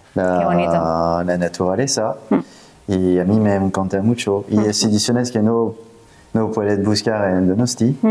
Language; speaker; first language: Spanish; non-native, fluent; French